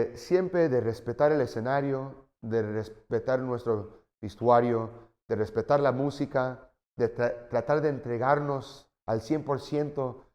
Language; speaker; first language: Spanish; early bilingual, heritage; Spanish